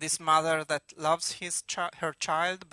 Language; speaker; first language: English; non-native, fluent; Italian